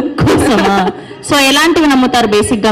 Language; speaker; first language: Telugu; native; Telugu